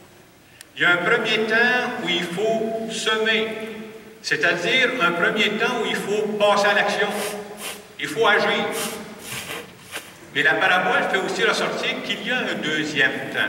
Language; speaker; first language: French; native; French